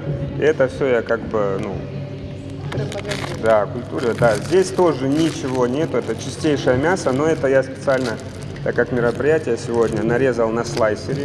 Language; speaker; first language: Russian; non-native, local second language; Adyghe